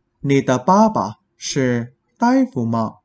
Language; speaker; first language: Chinese; non-native, fluent; Vietnamese